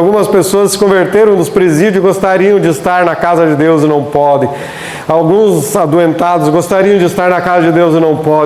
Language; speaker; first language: Portuguese; native; Portuguese